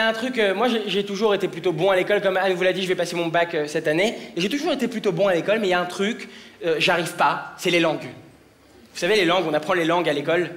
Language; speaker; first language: French; native; French